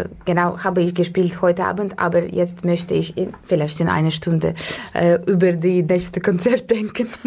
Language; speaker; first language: German; non-native, fluent; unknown